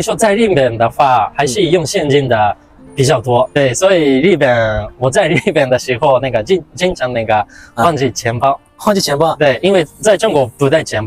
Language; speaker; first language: Chinese; non-native, fluent; Japanese